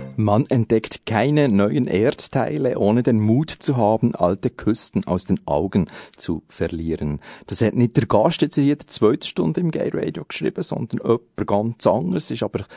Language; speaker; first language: German; native; German